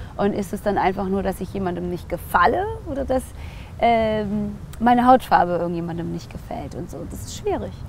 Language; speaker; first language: German; early bilingual, other home language; Tigrinya